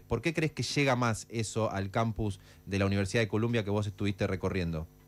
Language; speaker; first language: Spanish; native; Spanish